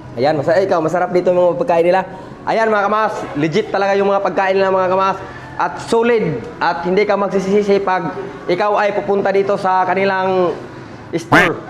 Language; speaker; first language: Filipino; non-native, local second language; Cebuano